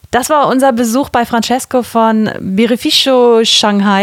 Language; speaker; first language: German; native; German